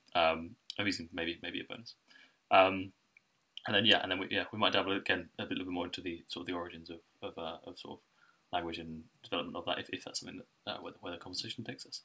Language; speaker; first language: English; native; English